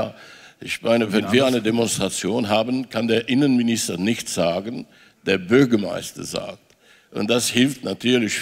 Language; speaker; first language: German; non-native, fluent; French